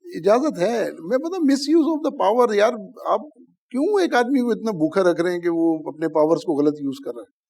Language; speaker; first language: Urdu; native; Urdu